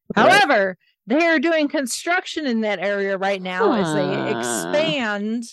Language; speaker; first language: English; native; English